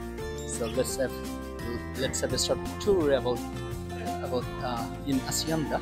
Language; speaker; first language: English; non-native, learner; Bangla